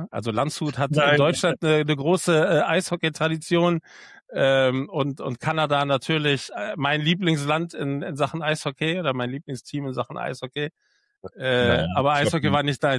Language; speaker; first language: German; native; German